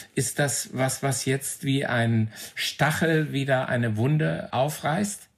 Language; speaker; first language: German; native; German